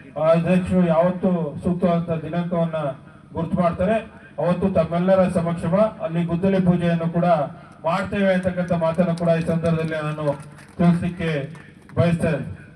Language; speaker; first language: Kannada; native; Kannada